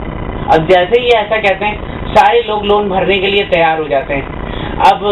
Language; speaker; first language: Hindi; native; Hindi